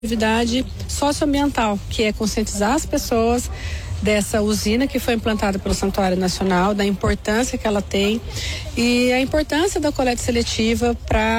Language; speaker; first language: Portuguese; native; Portuguese